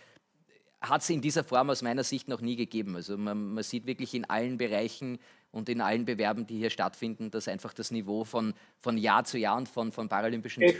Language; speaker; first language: German; native; German